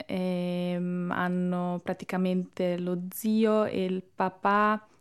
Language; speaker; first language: Italian; non-native, local second language; Ladin